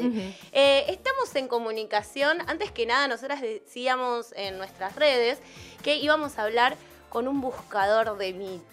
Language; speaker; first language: Spanish; native; Spanish